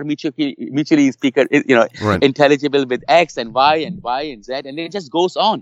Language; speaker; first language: English; non-native, local second language; Urdu